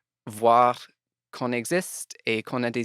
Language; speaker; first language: French; non-native, local second language; English